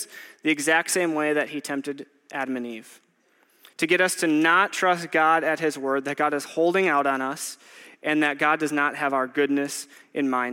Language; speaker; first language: English; native; English